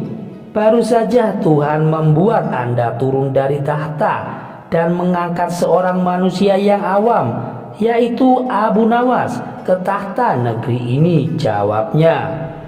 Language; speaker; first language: Indonesian; native; Indonesian